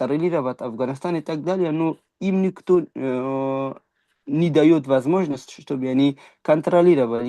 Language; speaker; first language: Russian; non-native, fluent; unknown